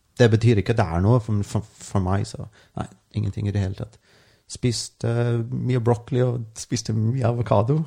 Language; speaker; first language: Norwegian; non-native, fluent; English